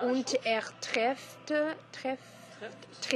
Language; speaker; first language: German; non-native, learner; French